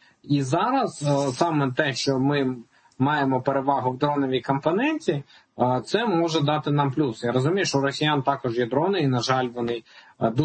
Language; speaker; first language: Ukrainian; native; Ukrainian